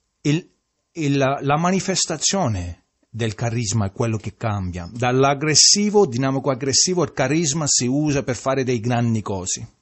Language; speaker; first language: Italian; non-native, fluent; English